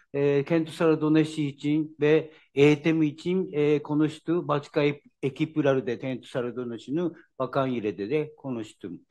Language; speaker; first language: Turkish; non-native, learner; Japanese